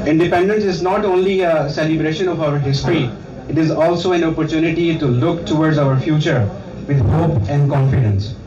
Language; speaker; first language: English; non-native, local second language; Urdu